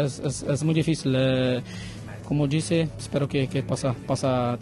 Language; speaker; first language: Spanish; non-native, fluent; Portuguese